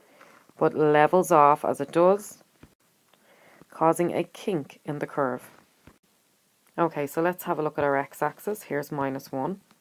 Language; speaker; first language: English; native; English